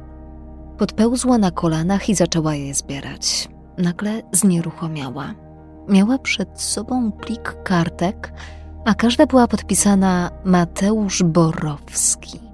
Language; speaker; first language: Polish; native; Polish